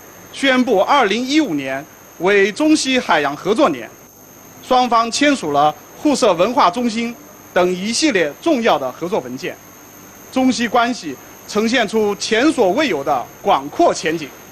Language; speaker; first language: Chinese; native; Chinese